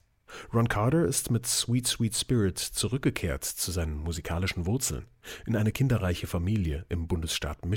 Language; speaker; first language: German; native; German